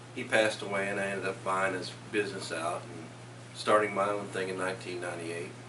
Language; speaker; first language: English; native; English